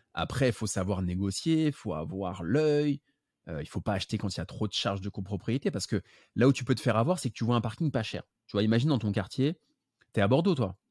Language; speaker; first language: French; native; French